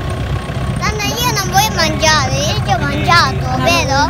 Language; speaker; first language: Italian; early bilingual, other home language; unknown